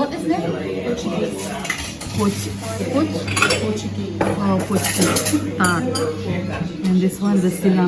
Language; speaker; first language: English; non-native, learner; Indonesian